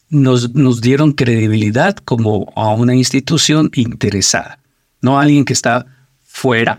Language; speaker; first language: Spanish; native; Spanish